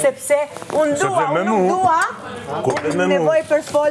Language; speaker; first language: Albanian; non-native, learner; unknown